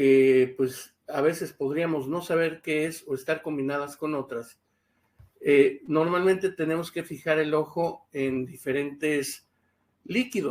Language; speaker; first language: Spanish; native; Spanish